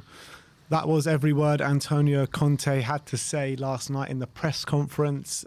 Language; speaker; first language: English; native; English